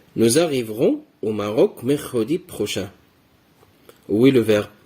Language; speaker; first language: French; non-native, local second language; Arabic